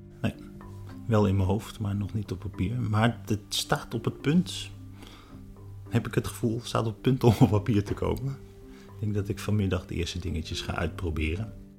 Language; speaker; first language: Dutch; native; Dutch